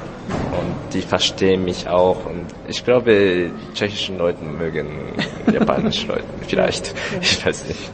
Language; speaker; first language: German; non-native, learner; Japanese